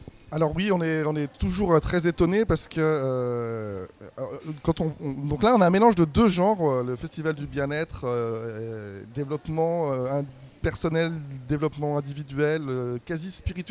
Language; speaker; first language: French; native; French